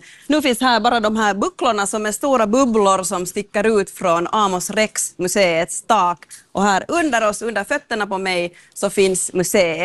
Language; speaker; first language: Swedish; native; Swedish